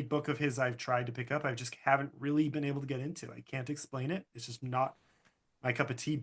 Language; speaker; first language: English; native; English